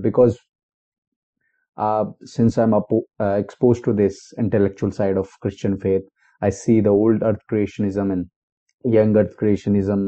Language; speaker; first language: English; non-native, local second language; Hindi